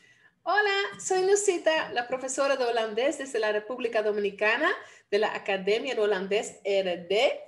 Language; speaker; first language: Spanish; non-native, fluent; Dutch